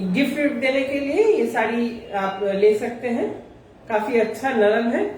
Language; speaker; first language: Hindi; non-native, local second language; Bangla